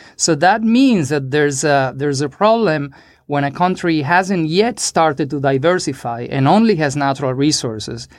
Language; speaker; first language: English; non-native, fluent; Spanish